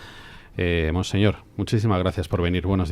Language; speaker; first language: Spanish; native; Spanish